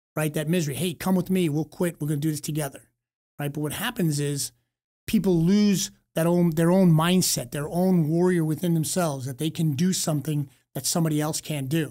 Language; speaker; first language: English; native; English